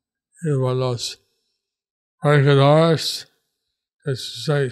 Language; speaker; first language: Spanish; non-native, learner; English